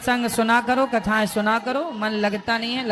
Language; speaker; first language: Hindi; native; Hindi